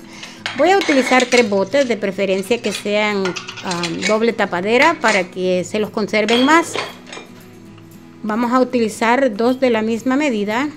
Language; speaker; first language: Spanish; native; Spanish